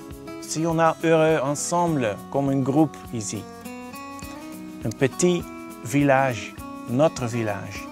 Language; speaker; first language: French; non-native, learner; Dutch